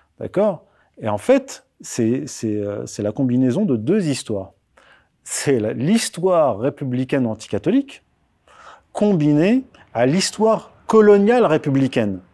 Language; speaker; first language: French; early bilingual, other home language; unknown